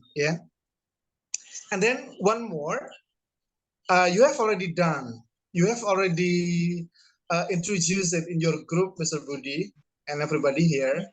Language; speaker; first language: English; non-native, fluent; Indonesian